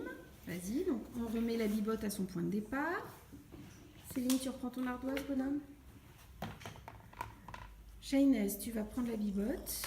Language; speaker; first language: French; native; French